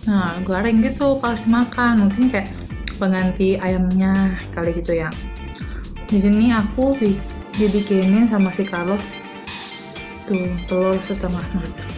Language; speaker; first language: Indonesian; native; Indonesian